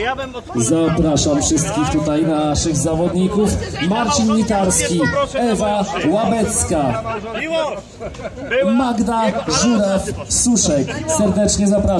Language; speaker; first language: Polish; native; Polish